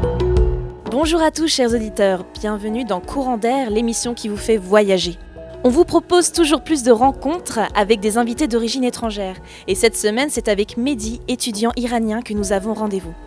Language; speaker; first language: French; native; French